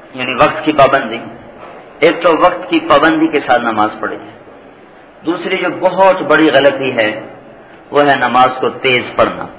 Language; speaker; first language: Urdu; non-native, local second language; Punjabi